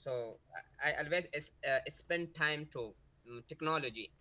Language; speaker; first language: English; non-native, learner; Pashto